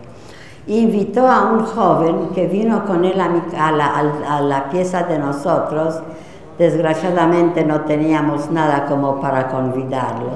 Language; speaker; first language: Spanish; non-native, fluent; Polish